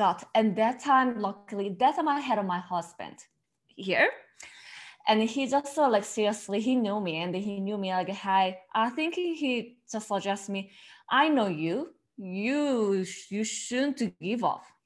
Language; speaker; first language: English; non-native, learner; Korean